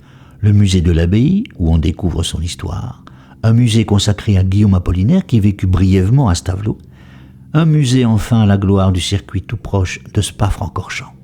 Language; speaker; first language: French; native; French